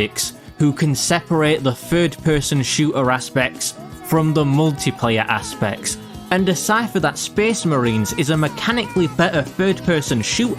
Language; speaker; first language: English; native; English